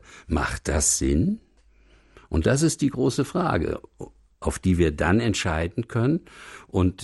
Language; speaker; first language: German; native; German